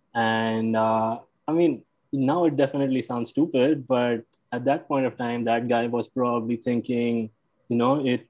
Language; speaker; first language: English; non-native, local second language; Hindi